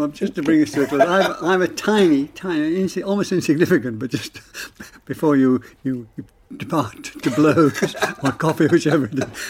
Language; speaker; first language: English; native; English